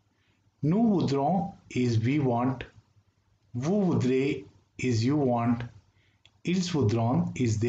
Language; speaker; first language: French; non-native, fluent; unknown